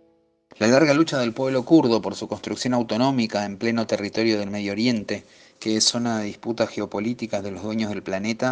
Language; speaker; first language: Spanish; native; Spanish